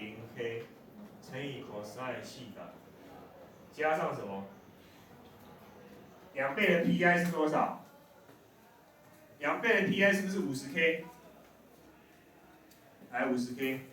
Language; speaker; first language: Chinese; native; Chinese